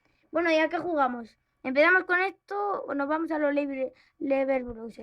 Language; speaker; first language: Spanish; native; Spanish